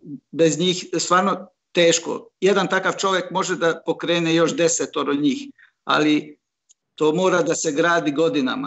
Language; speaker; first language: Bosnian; non-native, local second language; Hungarian